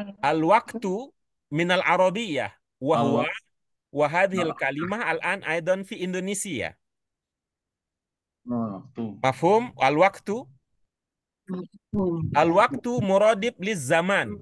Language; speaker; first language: Arabic; non-native, learner; Indonesian